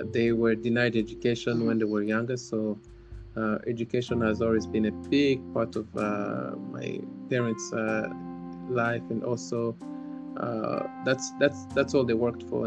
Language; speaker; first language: English; non-native, local second language; Kinyarwanda